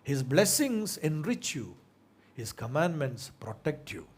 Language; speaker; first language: English; non-native, local second language; Malayalam